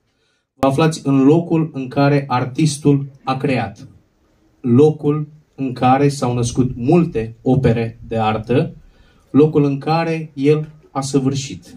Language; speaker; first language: Romanian; native; Romanian